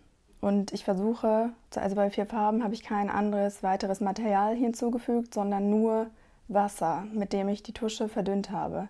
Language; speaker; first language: German; non-native, fluent; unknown